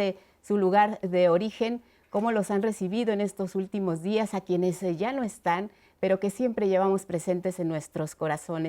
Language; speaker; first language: Spanish; native; Spanish